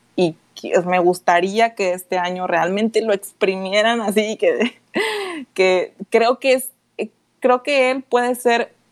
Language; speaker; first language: Spanish; native; Spanish